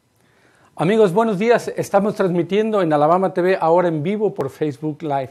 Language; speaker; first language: Spanish; native; Spanish